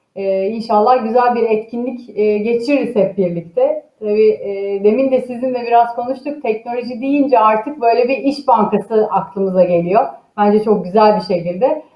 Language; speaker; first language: Turkish; native; Turkish